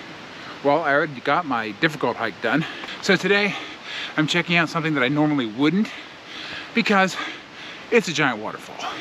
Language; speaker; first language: English; native; English